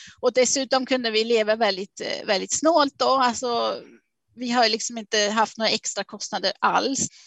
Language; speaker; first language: Swedish; non-native, fluent; Swiss German